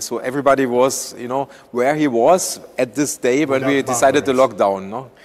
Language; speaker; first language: English; non-native, fluent; German